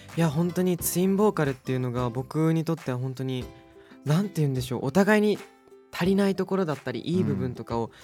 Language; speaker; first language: Japanese; native; Japanese